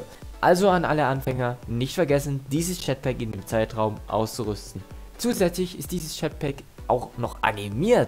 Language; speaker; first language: German; native; German